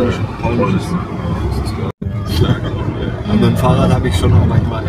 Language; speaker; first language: German; native; German